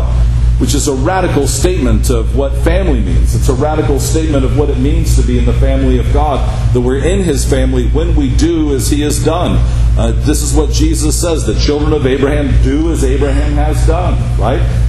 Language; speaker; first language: English; native; English